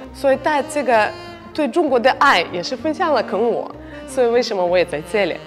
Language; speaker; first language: Chinese; non-native, fluent; Russian